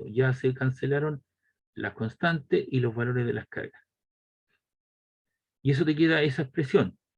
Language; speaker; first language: Spanish; native; Spanish